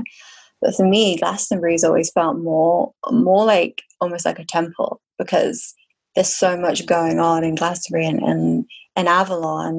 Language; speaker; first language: English; native; English